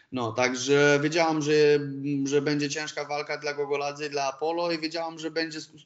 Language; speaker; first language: Polish; non-native, fluent; Romanian